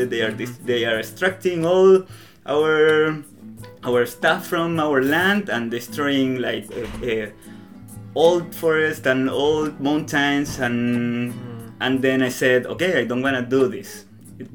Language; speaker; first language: English; non-native, learner; Spanish